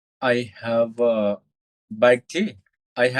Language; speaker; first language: English; non-native, learner; Hindi